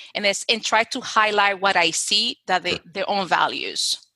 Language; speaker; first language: English; non-native, fluent; Spanish